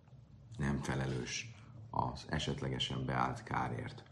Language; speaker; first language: Hungarian; native; Hungarian